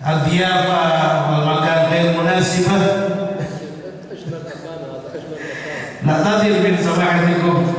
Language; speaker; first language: Arabic; non-native, fluent; Indonesian